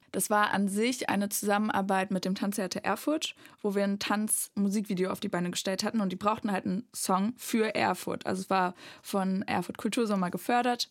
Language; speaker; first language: German; native; German